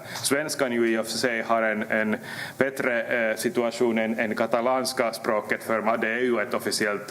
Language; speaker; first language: Swedish; native; Swedish